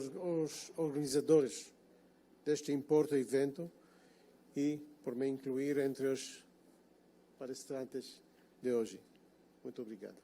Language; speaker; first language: Portuguese; non-native, fluent; Hebrew